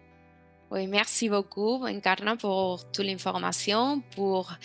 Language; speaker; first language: French; non-native, fluent; Spanish